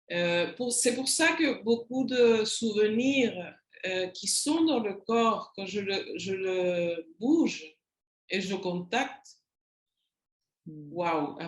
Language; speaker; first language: French; non-native, learner; Spanish